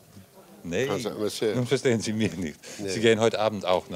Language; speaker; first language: German; non-native, fluent; Dutch